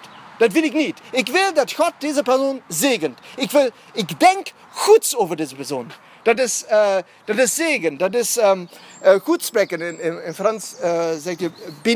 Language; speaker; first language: Dutch; non-native, fluent; German